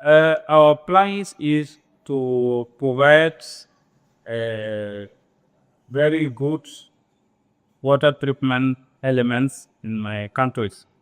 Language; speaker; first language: English; non-native, learner; French